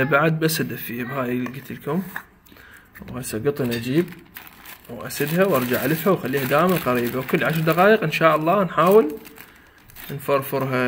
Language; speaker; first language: Arabic; native; Arabic